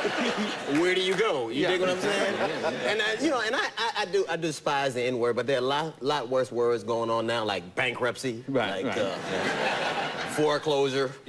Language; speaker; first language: English; native; English